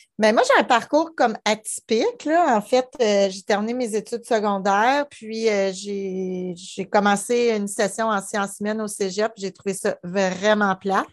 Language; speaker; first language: French; native; French